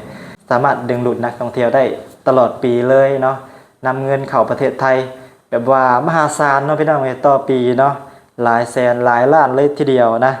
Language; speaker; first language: Thai; non-native, local second language; Northeastern Thai